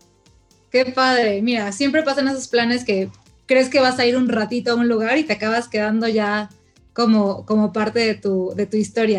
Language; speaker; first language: Spanish; native; Spanish